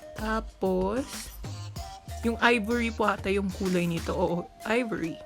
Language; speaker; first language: Filipino; non-native, local second language; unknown